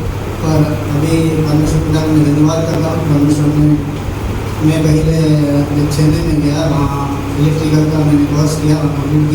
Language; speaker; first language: Hindi; non-native, local second language; Gujarati